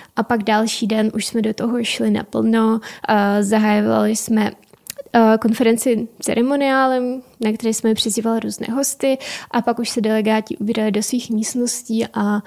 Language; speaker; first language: Czech; non-native, fluent; Ukrainian